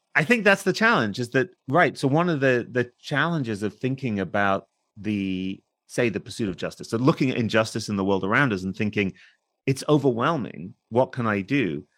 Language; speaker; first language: English; native; English